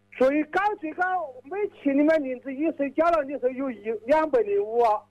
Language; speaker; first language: Chinese; native; Chinese